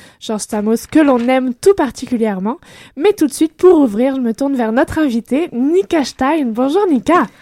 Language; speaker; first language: French; native; French